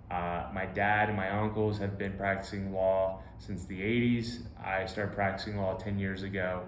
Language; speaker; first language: English; native; English